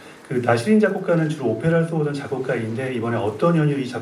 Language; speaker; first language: Korean; native; Korean